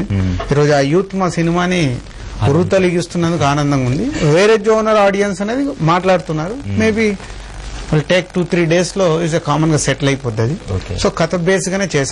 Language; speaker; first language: Telugu; native; Telugu